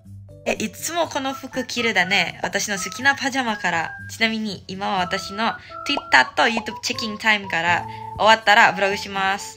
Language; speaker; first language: Japanese; non-native, learner; Indonesian